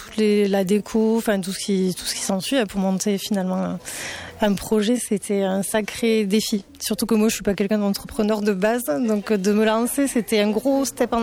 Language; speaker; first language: French; native; French